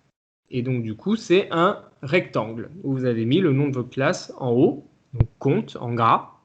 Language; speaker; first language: French; native; French